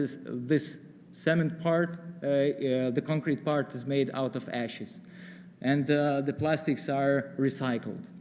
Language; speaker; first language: English; non-native, fluent; Lithuanian